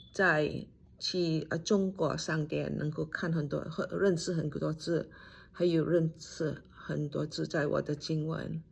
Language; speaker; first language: Chinese; non-native, fluent; English